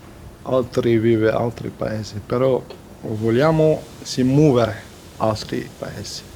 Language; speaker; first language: Italian; non-native, learner; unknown